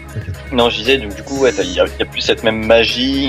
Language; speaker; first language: French; native; French